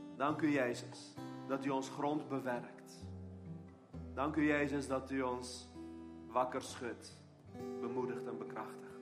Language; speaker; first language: Dutch; non-native, fluent; Armenian